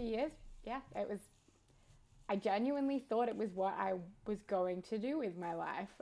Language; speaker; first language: English; native; English